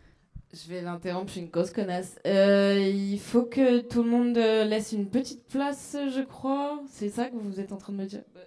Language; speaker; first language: French; native; French